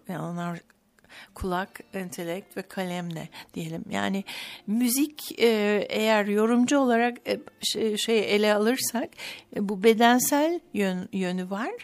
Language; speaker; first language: Turkish; native; Turkish